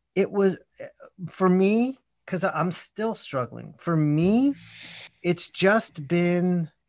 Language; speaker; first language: English; native; English